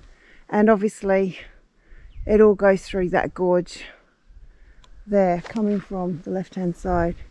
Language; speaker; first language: English; native; English